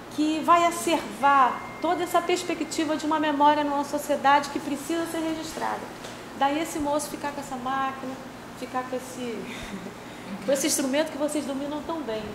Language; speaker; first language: Portuguese; native; Portuguese